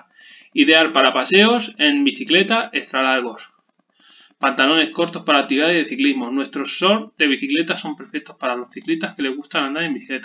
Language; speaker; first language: Spanish; native; Spanish